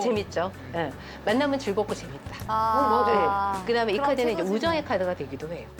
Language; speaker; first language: Korean; native; Korean